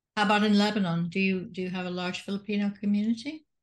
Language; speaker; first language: English; native; English